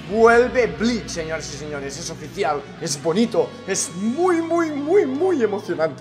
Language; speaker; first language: Spanish; native; Spanish